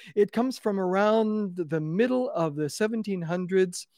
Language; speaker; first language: English; native; English